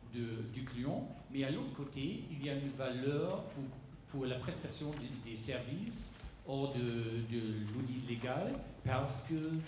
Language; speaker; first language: French; non-native, fluent; German